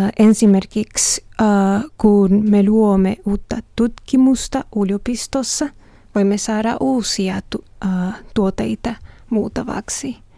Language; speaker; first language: Finnish; non-native, learner; Spanish